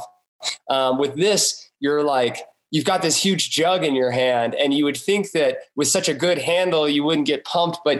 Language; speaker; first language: English; native; English